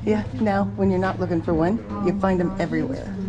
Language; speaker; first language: English; native; English